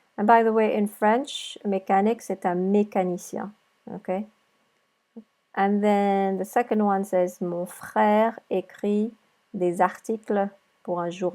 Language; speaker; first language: French; non-native, fluent; English